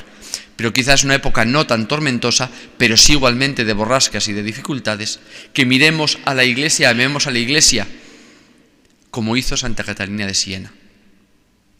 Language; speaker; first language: Spanish; native; Spanish